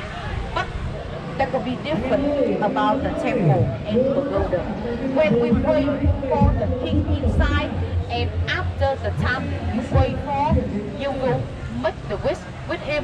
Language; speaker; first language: English; non-native, learner; Vietnamese